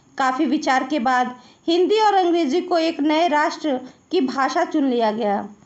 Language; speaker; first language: Hindi; native; Hindi